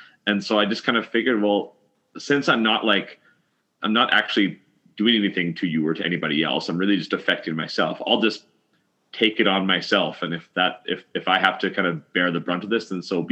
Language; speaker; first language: English; native; English